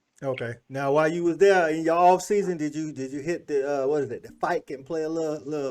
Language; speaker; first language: English; native; English